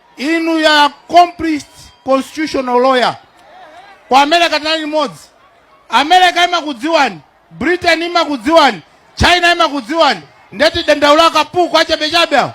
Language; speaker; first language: Nyanja; non-native, local second language; Tumbuka